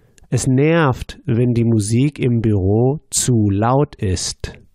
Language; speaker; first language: German; native; German